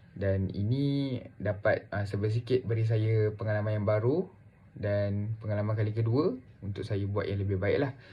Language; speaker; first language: Malay; native; Malay